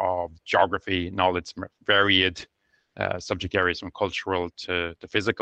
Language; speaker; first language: English; native; English